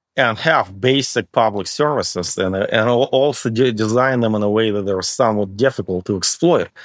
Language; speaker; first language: English; early bilingual, other home language; Russian